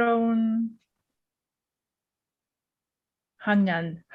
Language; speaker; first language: Korean; non-native, learner; English